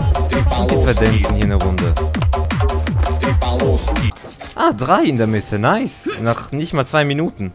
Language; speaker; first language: German; native; German